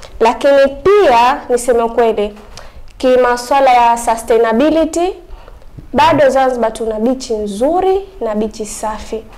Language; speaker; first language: Swahili; native; Swahili